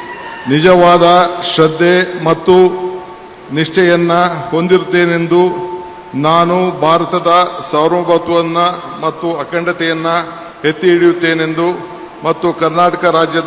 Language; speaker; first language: Kannada; native; Kannada